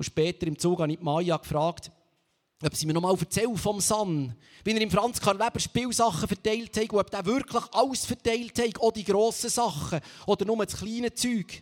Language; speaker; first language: German; native; German